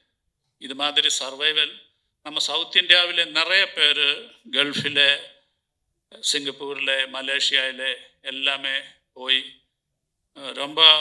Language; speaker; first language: Tamil; non-native, learner; Malayalam